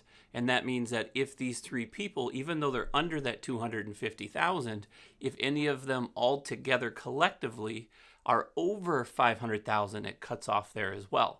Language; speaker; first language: English; native; English